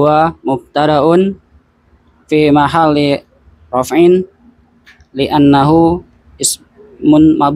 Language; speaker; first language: Arabic; non-native, learner; Indonesian